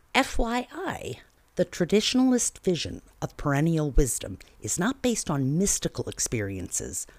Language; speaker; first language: English; native; English